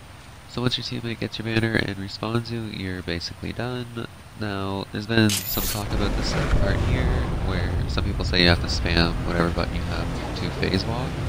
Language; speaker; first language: English; native; English